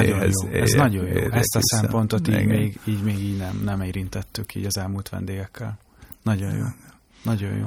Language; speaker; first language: Hungarian; native; Hungarian